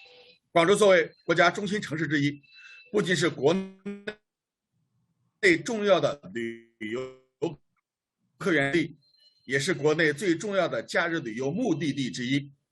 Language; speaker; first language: Chinese; native; Chinese